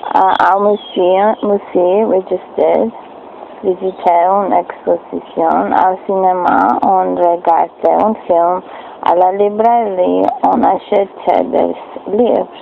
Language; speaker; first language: French; non-native, learner; English